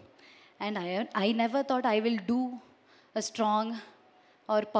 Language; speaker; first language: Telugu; non-native, learner; Malayalam